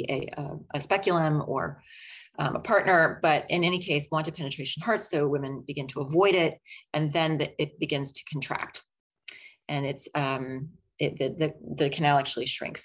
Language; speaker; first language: English; native; English